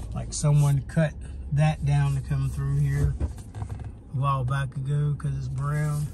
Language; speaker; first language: English; native; English